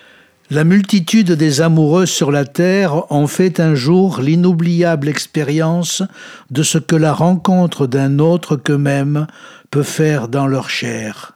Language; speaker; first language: French; native; French